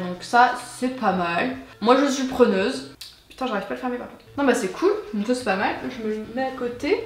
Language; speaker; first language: French; native; French